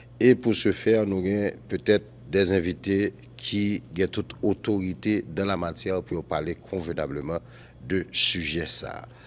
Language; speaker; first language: French; non-native, local second language; Haitian Creole